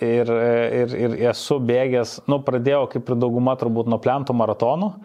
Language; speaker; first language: Lithuanian; native; Lithuanian